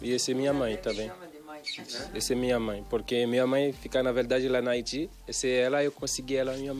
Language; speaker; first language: Portuguese; non-native, learner; Haitian Creole